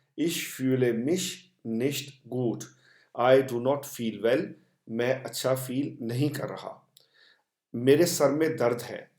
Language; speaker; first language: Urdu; non-native, local second language; Punjabi